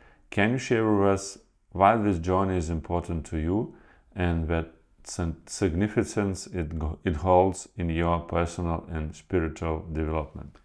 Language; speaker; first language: English; non-native, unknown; Lithuanian